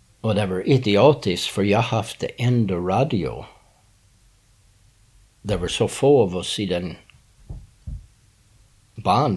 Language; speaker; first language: Swedish; non-native, learner; English